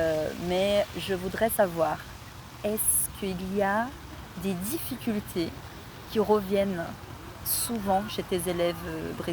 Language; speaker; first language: French; non-native, fluent; Portuguese